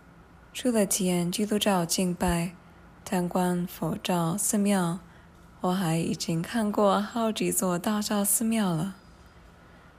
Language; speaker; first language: Chinese; non-native, fluent; English